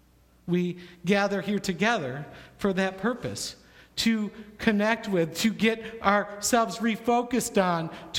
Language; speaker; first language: English; native; English